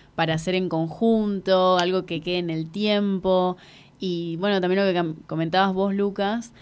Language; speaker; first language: Spanish; native; Spanish